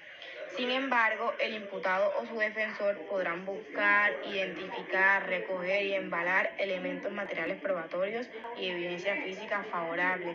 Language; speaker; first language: Spanish; native; Spanish